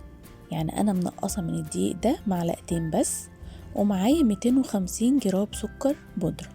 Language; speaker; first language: Arabic; native; Arabic